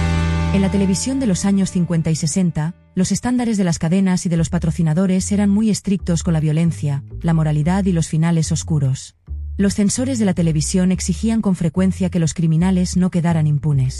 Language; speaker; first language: Spanish; native; Spanish